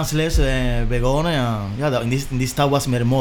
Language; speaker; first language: Dutch; non-native, learner; Spanish